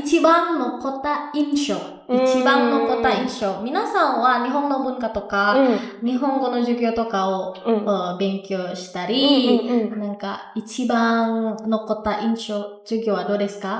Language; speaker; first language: Japanese; non-native, learner; Indonesian